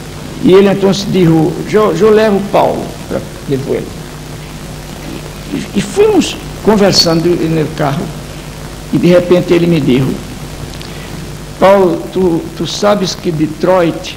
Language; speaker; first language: Spanish; non-native, fluent; Portuguese